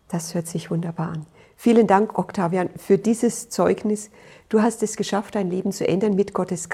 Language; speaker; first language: German; native; German